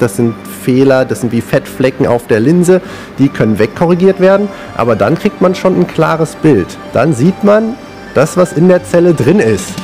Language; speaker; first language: German; native; German